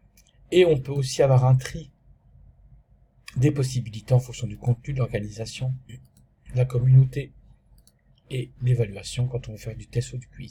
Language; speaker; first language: French; native; French